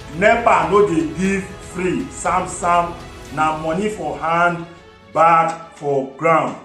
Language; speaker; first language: Nigerian Pidgin; non-native, local second language; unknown